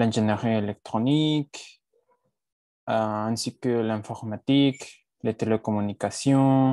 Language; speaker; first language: French; non-native, learner; Spanish